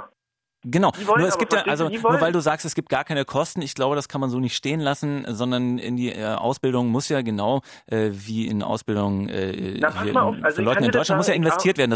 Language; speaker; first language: German; native; German